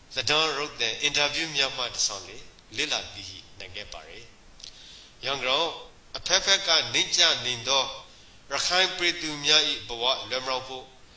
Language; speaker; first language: Burmese; native; Burmese